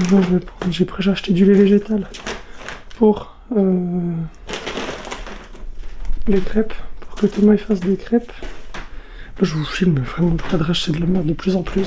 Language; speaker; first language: French; native; French